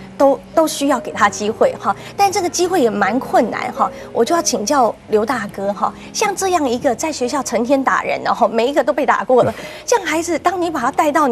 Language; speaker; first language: Chinese; native; Chinese